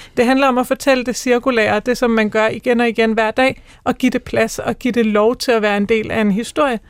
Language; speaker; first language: Danish; native; Danish